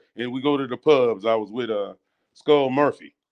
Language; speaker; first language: English; native; English